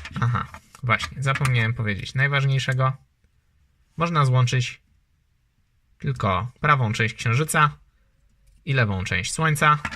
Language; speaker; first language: Polish; native; Polish